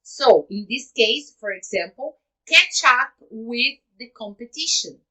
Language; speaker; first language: English; non-native, fluent; Portuguese